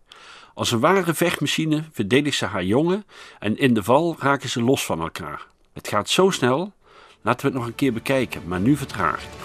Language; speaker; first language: Dutch; native; Dutch